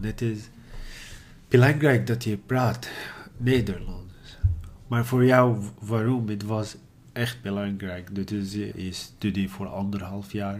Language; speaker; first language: Dutch; non-native, learner; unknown